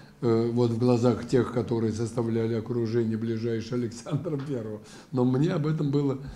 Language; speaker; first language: Russian; native; Russian